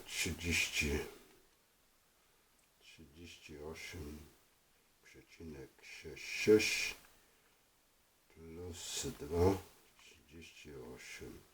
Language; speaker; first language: Polish; non-native, learner; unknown